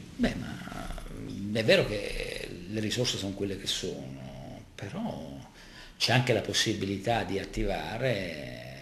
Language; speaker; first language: Italian; native; Italian